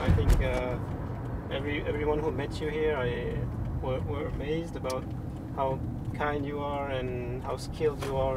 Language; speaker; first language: English; non-native, fluent; French